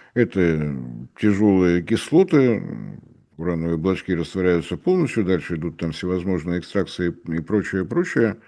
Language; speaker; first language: Russian; native; Russian